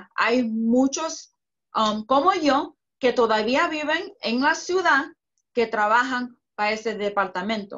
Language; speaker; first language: Spanish; early bilingual, heritage; Spanish